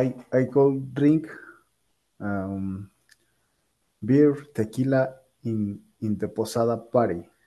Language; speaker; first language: English; non-native, learner; Spanish